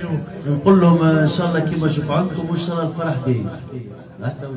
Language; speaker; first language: Arabic; native; Arabic